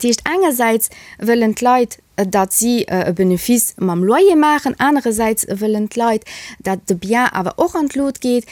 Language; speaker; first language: Luxembourgish; early bilingual, other home language; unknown